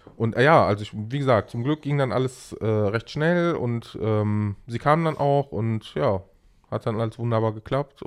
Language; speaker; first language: German; early bilingual, other home language; Arabic